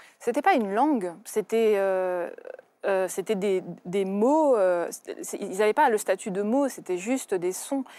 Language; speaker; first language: French; early bilingual, other home language; Russian